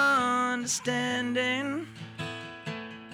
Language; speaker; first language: English; native; English